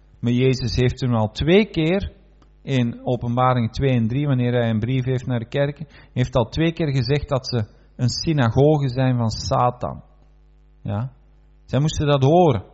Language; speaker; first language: Dutch; native; Dutch